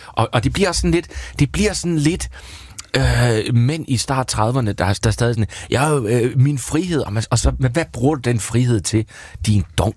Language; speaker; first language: Danish; native; Danish